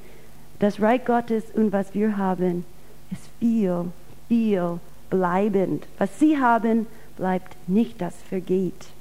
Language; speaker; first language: German; non-native, fluent; English